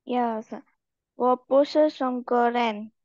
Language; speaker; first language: Chinese; non-native, learner; Indonesian